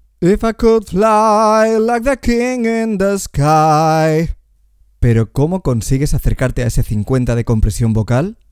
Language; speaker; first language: Spanish; native; Spanish